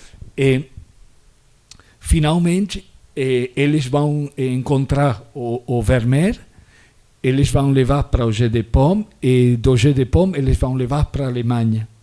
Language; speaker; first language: Portuguese; non-native, fluent; Spanish